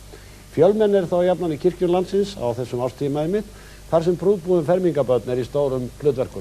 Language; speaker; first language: Icelandic; native; Icelandic